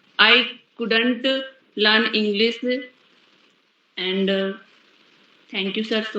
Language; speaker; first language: English; non-native, learner; Hindi